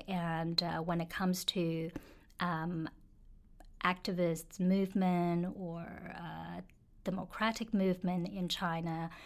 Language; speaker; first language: English; non-native, fluent; Chinese